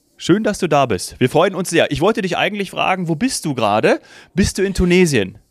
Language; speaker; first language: German; native; German